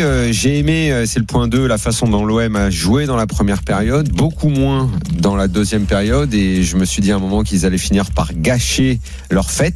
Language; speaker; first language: French; native; French